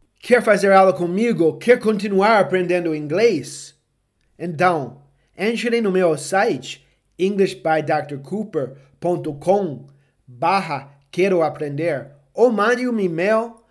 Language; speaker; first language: Portuguese; non-native, fluent; English